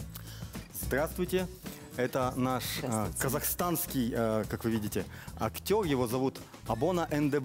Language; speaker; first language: Russian; native; Russian